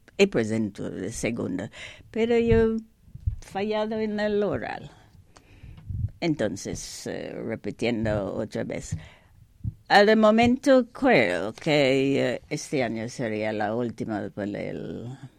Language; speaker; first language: Spanish; non-native, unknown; English